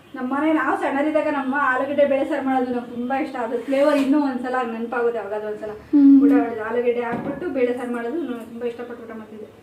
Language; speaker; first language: Kannada; native; Kannada